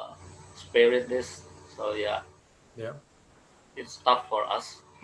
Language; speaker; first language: English; non-native, fluent; Indonesian